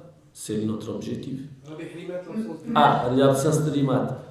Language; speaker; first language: French; non-native, learner; Portuguese